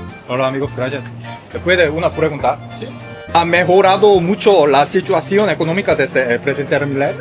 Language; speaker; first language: Spanish; non-native, learner; Korean